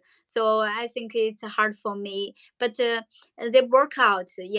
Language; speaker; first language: English; non-native, learner; Chinese